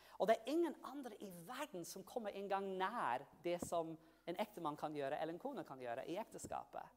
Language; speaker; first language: Norwegian; non-native, fluent; English